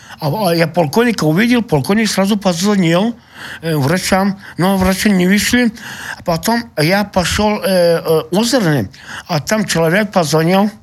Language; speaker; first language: Russian; non-native, local second language; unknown